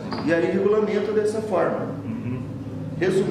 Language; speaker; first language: Portuguese; native; Portuguese